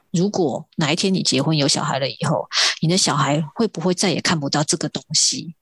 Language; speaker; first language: Chinese; non-native, local second language; Hakka Chinese